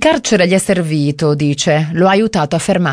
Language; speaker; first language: Italian; native; Italian